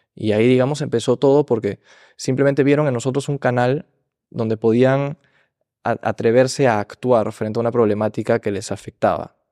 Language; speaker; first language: Spanish; early bilingual, heritage; Spanish